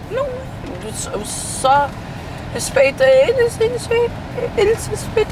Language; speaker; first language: Portuguese; early bilingual, heritage; Portuguese